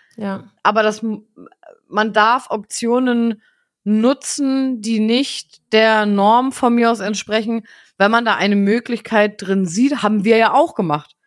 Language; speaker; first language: German; native; German